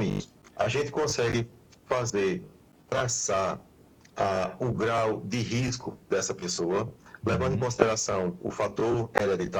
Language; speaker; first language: Portuguese; native; Portuguese